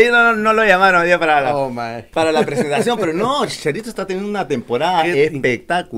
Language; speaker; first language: Spanish; native; Spanish